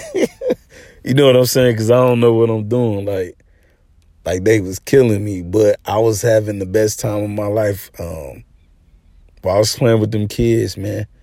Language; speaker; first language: English; native; English